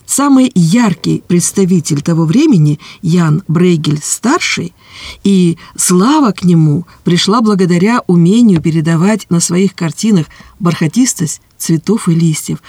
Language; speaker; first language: Russian; native; Russian